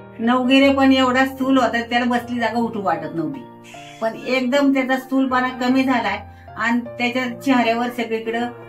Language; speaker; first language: Marathi; native; Marathi